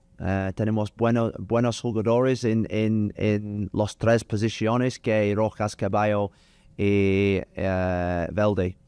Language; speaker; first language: Spanish; non-native, learner; English